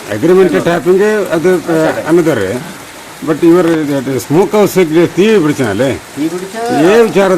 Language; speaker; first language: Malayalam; non-native, local second language; Kannada